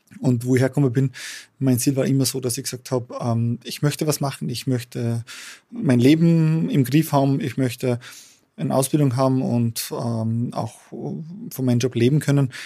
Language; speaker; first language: German; non-native, fluent; Albanian